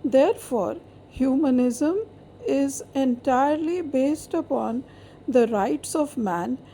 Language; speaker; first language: English; non-native, local second language; Hindi